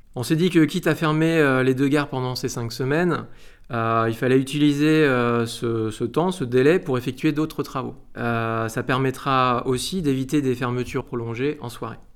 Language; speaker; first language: French; native; French